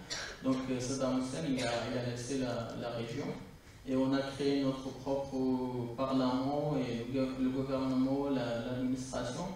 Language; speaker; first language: French; non-native, fluent; Kurdish